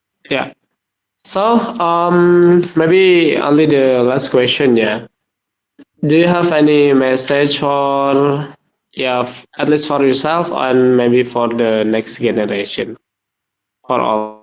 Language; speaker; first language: English; non-native, learner; Indonesian